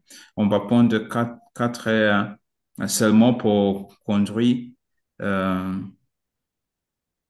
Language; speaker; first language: French; non-native, learner; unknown